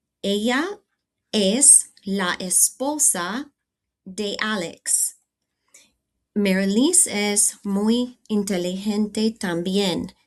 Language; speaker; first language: Spanish; non-native, fluent; English